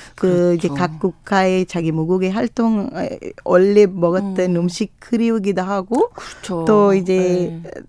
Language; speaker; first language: Korean; non-native, fluent; Sinhala